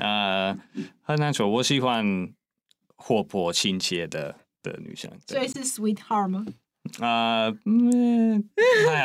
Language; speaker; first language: Chinese; non-native, fluent; English